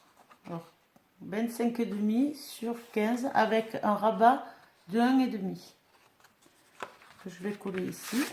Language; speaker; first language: French; native; French